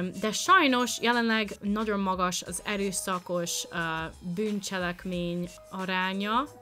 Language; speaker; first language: Hungarian; non-native, fluent; English